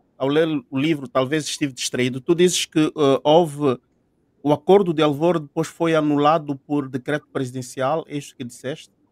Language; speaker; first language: Portuguese; native; Portuguese